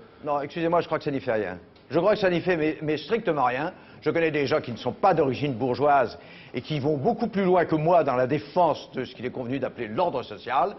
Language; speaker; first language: French; native; French